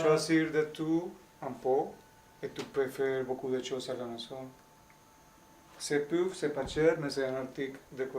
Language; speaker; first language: French; non-native, learner; Spanish